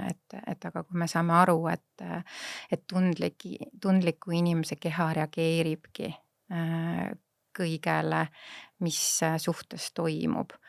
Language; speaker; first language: Estonian; native; Estonian